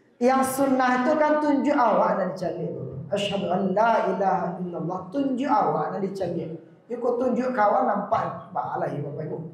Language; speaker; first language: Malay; non-native, local second language; Minangkabau